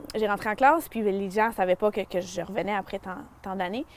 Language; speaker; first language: French; early bilingual, other home language; Spanish